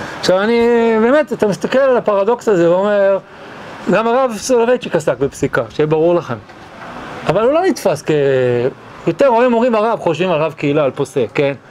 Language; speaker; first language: Hebrew; early bilingual, other home language; English